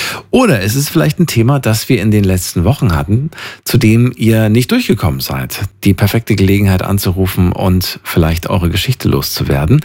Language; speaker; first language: German; native; German